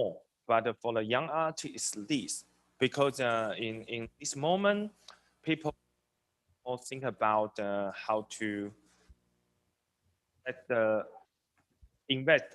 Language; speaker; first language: English; non-native, learner; Chinese